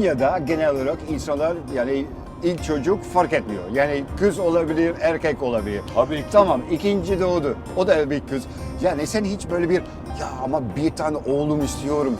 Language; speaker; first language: Turkish; non-native, fluent; Dutch